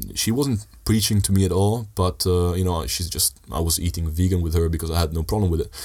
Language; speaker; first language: English; early bilingual, heritage; Dutch